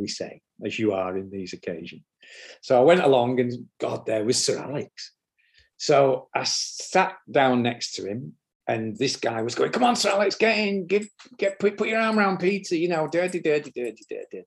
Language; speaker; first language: English; native; English